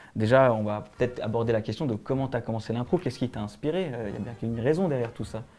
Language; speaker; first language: French; early bilingual, other home language; Spanish